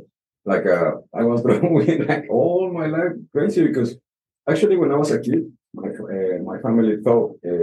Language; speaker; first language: English; non-native, fluent; Spanish